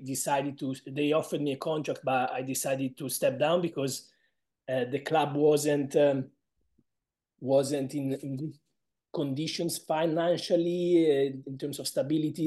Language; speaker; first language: English; non-native, fluent; Italian